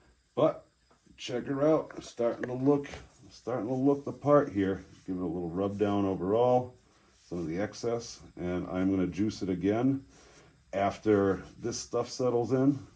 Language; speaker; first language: English; native; English